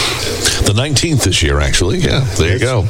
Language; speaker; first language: English; native; English